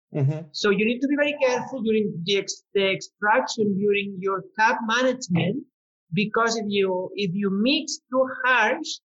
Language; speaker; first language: English; non-native, fluent; Spanish